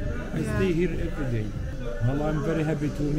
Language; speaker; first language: English; non-native, learner; Arabic